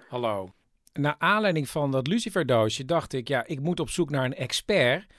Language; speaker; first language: Dutch; native; Dutch